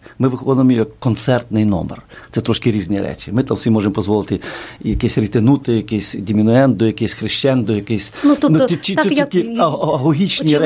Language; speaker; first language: Ukrainian; native; Ukrainian